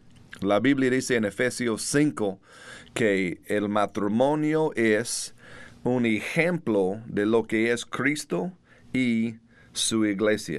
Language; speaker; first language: Spanish; non-native, learner; English